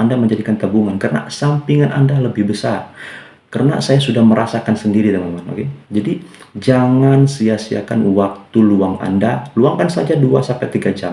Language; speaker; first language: Indonesian; native; Indonesian